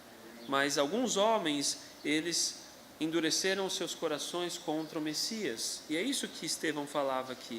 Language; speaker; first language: Portuguese; native; Portuguese